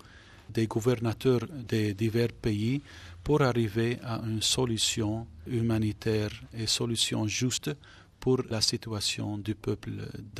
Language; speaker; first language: French; non-native, fluent; Arabic